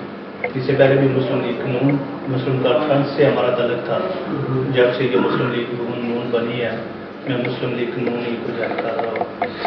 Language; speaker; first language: Urdu; non-native, local second language; Pahari-Potwari